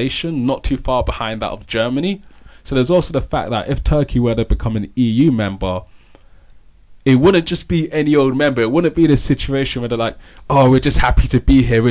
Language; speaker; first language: English; native; English